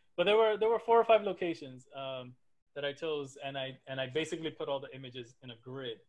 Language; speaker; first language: English; native; English